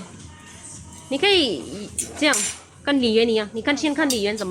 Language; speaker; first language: Chinese; non-native, learner; Urdu